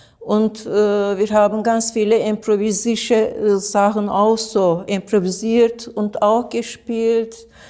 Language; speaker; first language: German; non-native, learner; Turkish